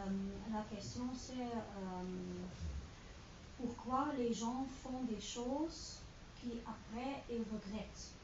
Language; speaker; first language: French; non-native, learner; Dutch